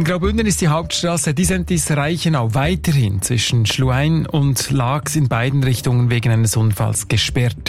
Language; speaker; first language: German; native; German